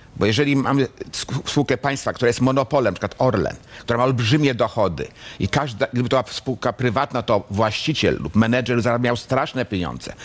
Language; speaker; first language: Polish; native; Polish